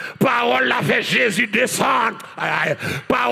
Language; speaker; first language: French; non-native, learner; Haitian Creole